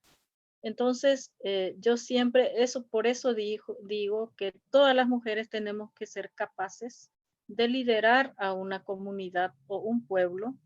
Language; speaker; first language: Spanish; non-native, local second language; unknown